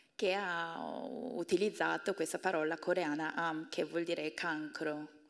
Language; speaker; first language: Italian; non-native, fluent; Korean